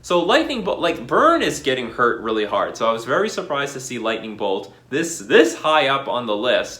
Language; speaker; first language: English; native; English